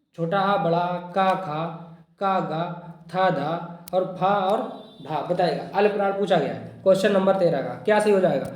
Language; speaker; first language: Hindi; native; Hindi